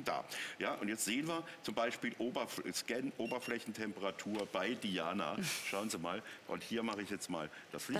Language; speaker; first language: German; native; German